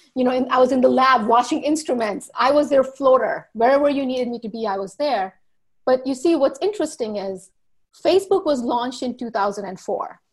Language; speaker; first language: English; early bilingual, other home language; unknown